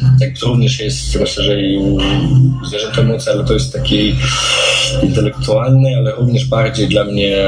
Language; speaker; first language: Polish; non-native, fluent; Russian